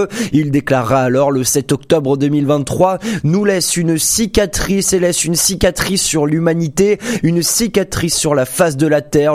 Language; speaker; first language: French; native; French